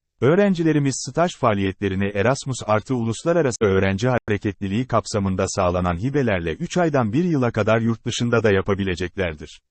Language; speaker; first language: Turkish; native; Turkish